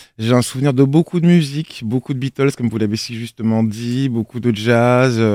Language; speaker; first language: French; native; French